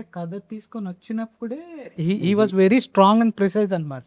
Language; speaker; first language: Telugu; native; Telugu